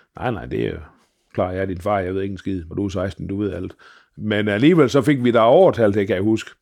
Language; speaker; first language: Danish; native; Danish